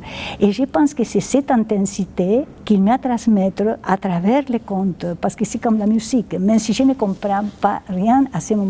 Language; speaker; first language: French; non-native, fluent; Spanish